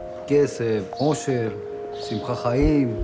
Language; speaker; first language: Hebrew; non-native, fluent; Spanish